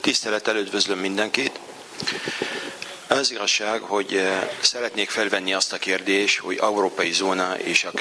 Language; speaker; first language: Hungarian; non-native, fluent; Arabic